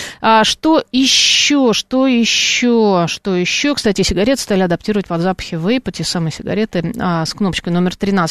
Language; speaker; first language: Russian; native; Russian